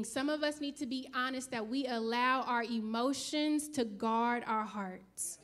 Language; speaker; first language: English; native; English